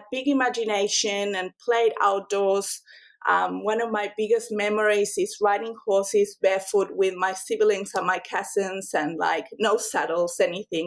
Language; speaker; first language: English; non-native, fluent; Spanish